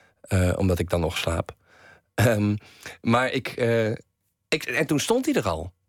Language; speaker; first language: Dutch; native; Dutch